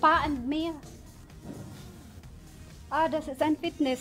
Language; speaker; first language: German; non-native, learner; Filipino